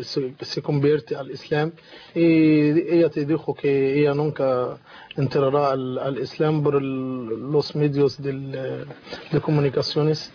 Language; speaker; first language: Spanish; non-native, fluent; Arabic